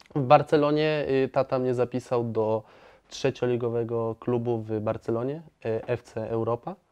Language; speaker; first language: Polish; early bilingual, other home language; Spanish